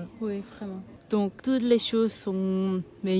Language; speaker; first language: French; non-native, learner; Korean